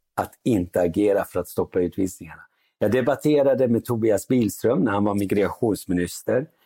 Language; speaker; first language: Swedish; early bilingual, other home language; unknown